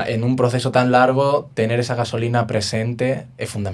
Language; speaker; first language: Spanish; native; Spanish